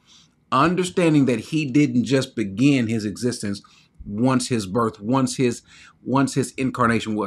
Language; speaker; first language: English; native; English